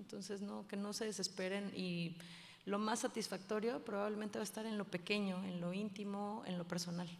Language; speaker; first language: Spanish; native; Spanish